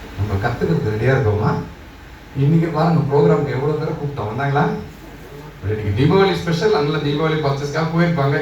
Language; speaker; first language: Tamil; non-native, local second language; Malayalam